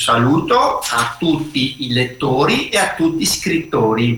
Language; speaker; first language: Italian; native; Italian